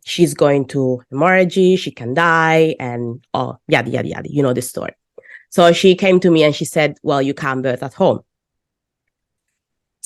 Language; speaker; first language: English; non-native, fluent; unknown